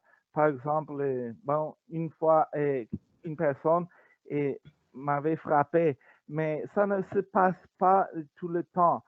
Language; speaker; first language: French; non-native, learner; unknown